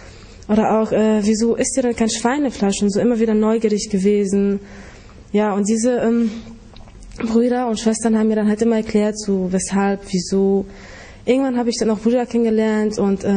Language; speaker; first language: German; early bilingual, other home language; Polish